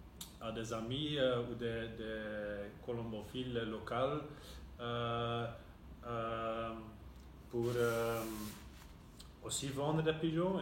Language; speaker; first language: French; non-native, local second language; Dutch